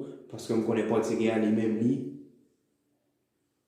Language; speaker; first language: French; non-native, local second language; Haitian Creole